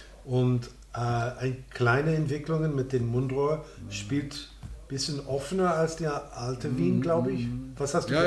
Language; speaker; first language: German; non-native, fluent; English